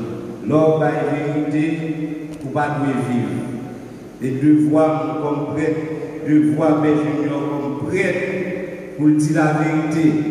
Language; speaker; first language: French; non-native, local second language; Haitian Creole